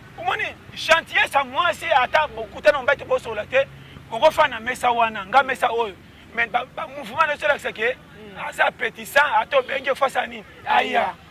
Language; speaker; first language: Lingala; native; Lingala